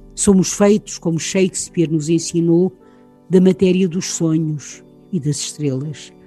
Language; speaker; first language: Portuguese; native; Portuguese